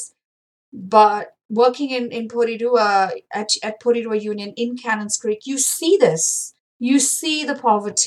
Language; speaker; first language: English; non-native, local second language; Marathi